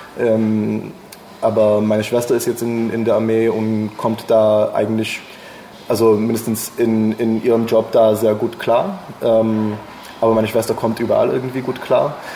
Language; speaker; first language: German; non-native, fluent; English